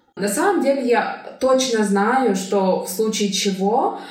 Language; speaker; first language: Russian; non-native, local second language; Kyrgyz